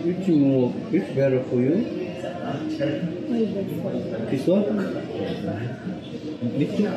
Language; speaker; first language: English; non-native, learner; Korean